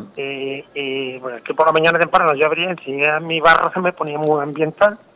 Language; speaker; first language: Spanish; native; Spanish